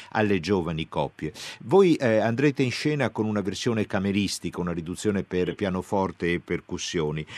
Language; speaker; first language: Italian; native; Italian